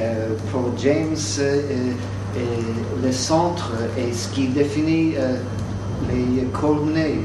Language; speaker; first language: French; non-native, fluent; English